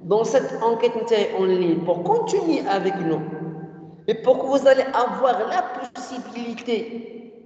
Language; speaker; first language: French; non-native, local second language; Arabic